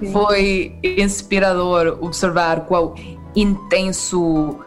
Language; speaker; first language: Portuguese; early bilingual, heritage; Portuguese